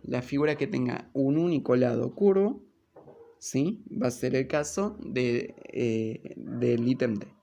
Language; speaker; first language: Spanish; native; Spanish